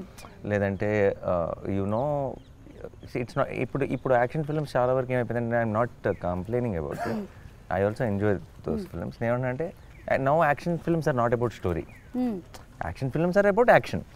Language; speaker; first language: Telugu; native; Telugu